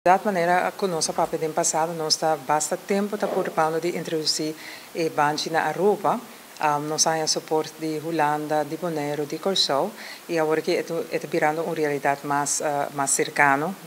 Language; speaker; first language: Portuguese; non-native, learner; Papiamento